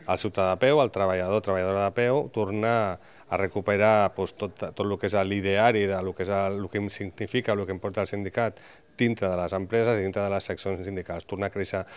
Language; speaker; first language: Catalan; native; Catalan